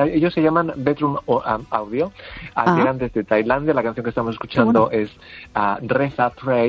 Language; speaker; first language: Spanish; native; Spanish